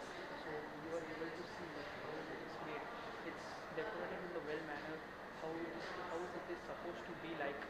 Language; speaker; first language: English; non-native, fluent; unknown